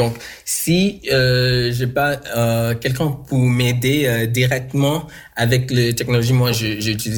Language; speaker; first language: French; non-native, learner; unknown